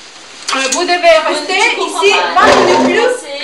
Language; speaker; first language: French; non-native, learner; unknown